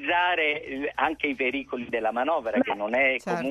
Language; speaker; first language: Italian; native; Italian